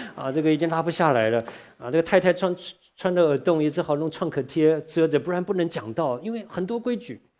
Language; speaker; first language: Chinese; native; Chinese